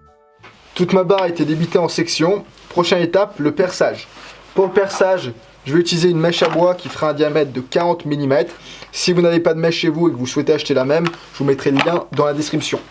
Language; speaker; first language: French; native; French